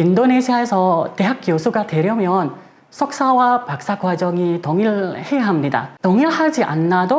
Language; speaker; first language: Korean; non-native, fluent; Indonesian